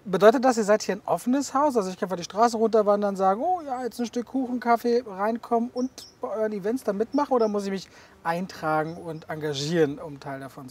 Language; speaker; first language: German; native; German